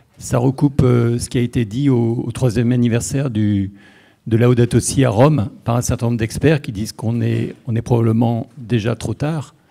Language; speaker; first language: French; native; French